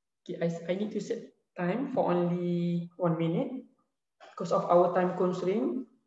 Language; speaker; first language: English; non-native, local second language; Malay